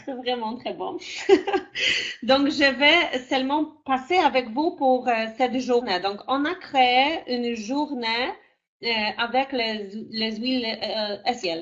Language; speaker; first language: French; non-native, fluent; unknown